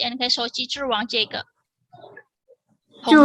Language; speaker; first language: Chinese; non-native, fluent; Indonesian